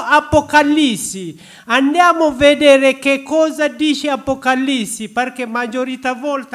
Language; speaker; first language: Italian; non-native, learner; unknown